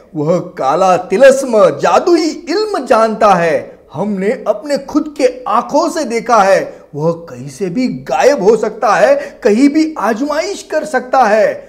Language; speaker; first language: Hindi; non-native, local second language; Marathi